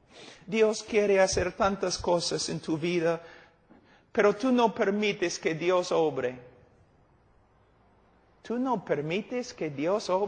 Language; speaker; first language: Spanish; non-native, fluent; English